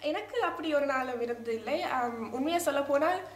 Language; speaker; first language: Tamil; early bilingual, heritage; Tamil